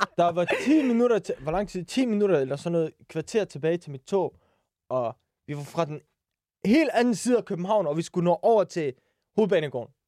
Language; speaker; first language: Danish; early bilingual, other home language; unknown